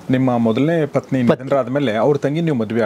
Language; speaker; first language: Kannada; native; Kannada